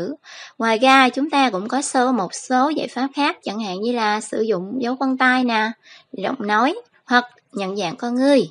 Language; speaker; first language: Vietnamese; native; Vietnamese